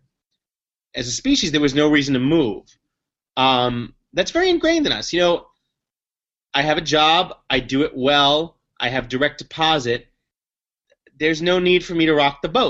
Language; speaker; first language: English; native; English